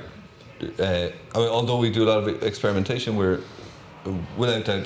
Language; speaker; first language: English; native; English